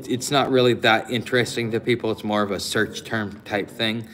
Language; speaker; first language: English; native; English